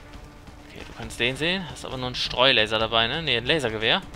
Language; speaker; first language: German; native; German